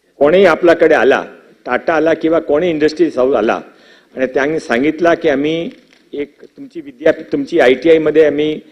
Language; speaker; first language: Marathi; non-native, local second language; Hindi